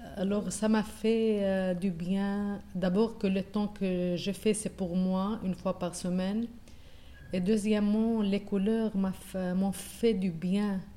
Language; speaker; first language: French; non-native, local second language; Arabic